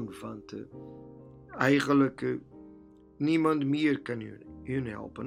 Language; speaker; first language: Dutch; non-native, learner; Portuguese